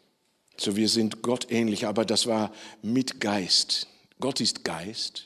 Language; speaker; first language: German; non-native, fluent; Dutch